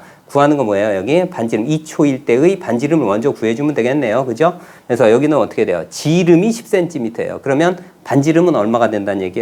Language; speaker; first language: Korean; native; Korean